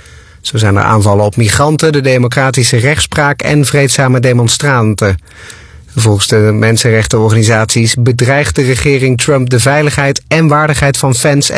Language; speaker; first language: Dutch; native; Dutch